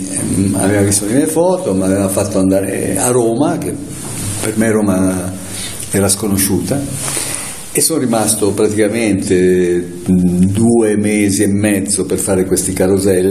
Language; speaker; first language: Italian; native; Italian